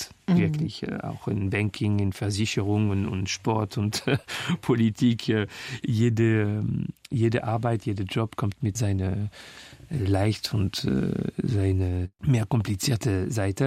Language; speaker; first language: German; non-native, fluent; French